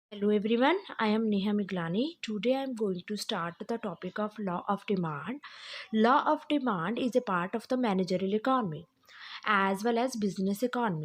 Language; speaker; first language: English; non-native, local second language; Hindi